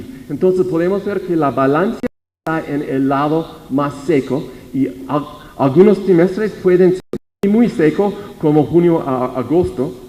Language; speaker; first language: Spanish; non-native, fluent; English